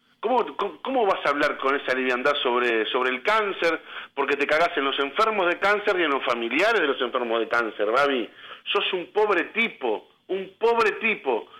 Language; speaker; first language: Spanish; native; Spanish